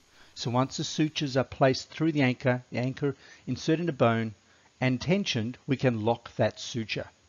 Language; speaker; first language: English; native; English